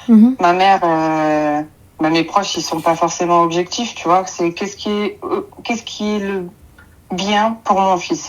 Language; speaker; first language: French; native; French